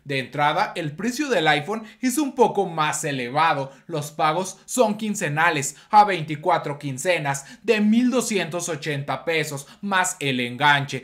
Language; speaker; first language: Spanish; native; Spanish